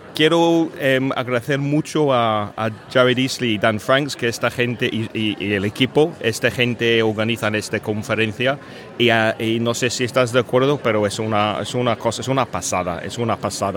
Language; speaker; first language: Spanish; non-native, fluent; English